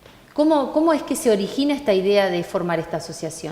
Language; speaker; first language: Spanish; native; Spanish